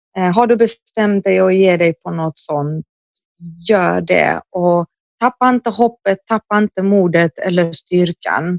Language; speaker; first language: Swedish; early bilingual, other home language; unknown